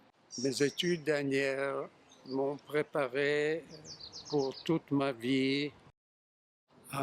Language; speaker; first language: French; non-native, fluent; Yiddish